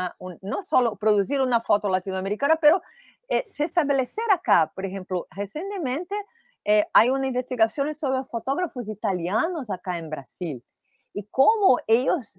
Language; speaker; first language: Spanish; non-native, fluent; Portuguese